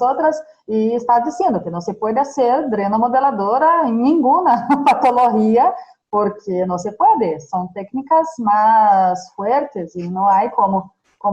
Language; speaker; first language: Spanish; non-native, fluent; Portuguese